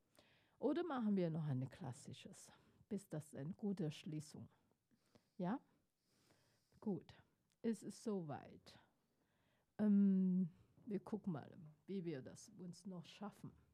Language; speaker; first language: German; non-native, fluent; Chinese